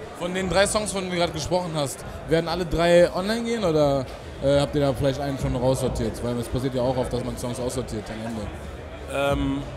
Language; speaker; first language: German; early bilingual, other home language; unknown